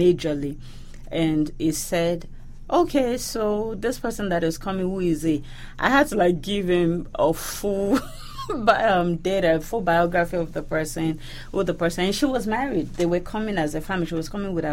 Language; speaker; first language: English; non-native, local second language; Yoruba